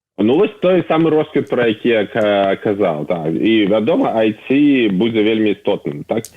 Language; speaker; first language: Belarusian; non-native, local second language; Russian